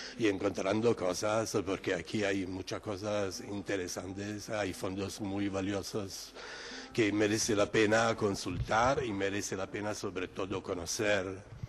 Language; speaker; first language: Spanish; non-native, fluent; Italian